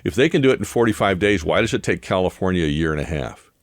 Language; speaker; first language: English; native; English